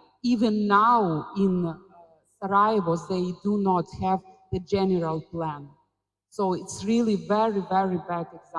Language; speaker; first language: English; non-native, fluent; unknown